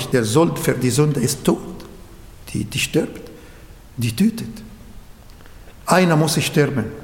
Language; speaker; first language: German; non-native, fluent; Arabic